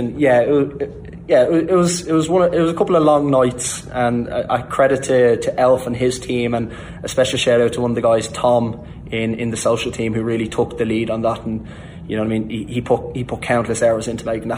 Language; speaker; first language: English; native; English